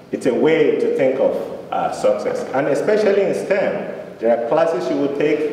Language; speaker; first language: English; non-native, local second language; Yoruba